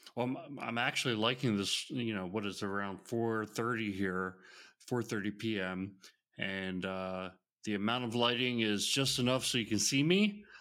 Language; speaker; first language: English; native; English